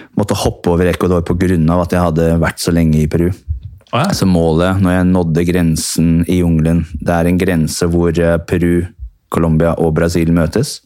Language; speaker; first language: Norwegian; early bilingual, heritage; Norwegian